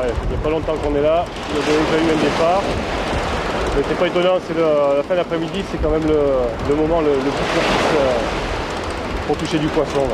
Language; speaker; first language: French; native; French